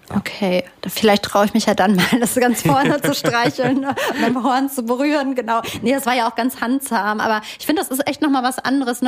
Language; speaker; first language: German; native; German